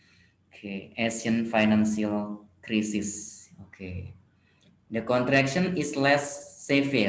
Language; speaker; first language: English; non-native, fluent; Indonesian